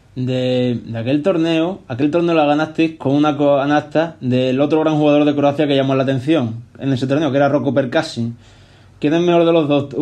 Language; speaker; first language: Spanish; native; Spanish